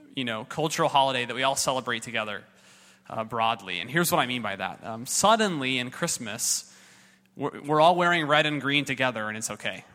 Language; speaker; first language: English; native; English